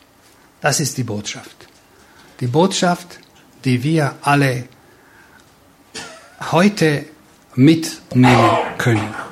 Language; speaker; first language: German; non-native, fluent; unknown